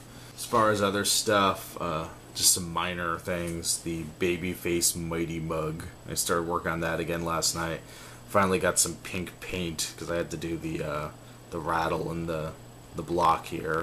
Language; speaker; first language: English; native; English